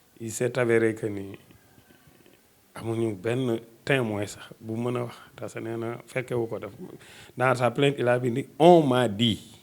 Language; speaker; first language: Wolof; native; Wolof